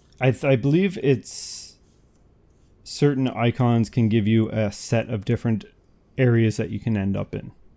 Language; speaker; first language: English; native; English